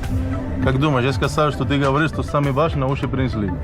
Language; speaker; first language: Russian; non-native, learner; Spanish